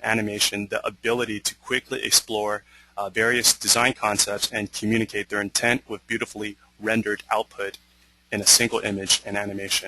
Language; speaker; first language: English; native; English